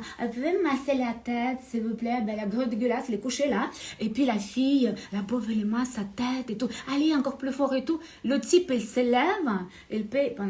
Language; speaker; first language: French; non-native, fluent; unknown